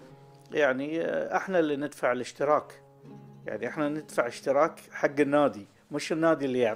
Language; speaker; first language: Arabic; native; Arabic